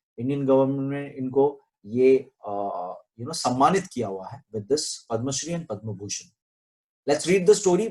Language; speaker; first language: Hindi; non-native, local second language; Marathi